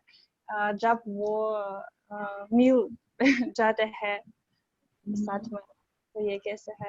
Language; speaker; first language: Hindi; non-native, learner; Russian